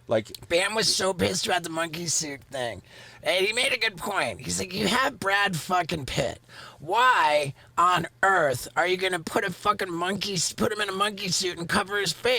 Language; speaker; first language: English; native; English